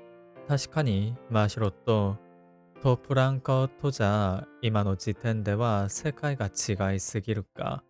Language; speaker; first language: Japanese; non-native, learner; Korean